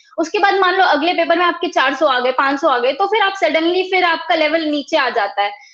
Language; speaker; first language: Hindi; native; Hindi